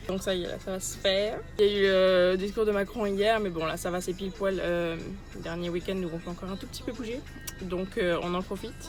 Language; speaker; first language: French; native; French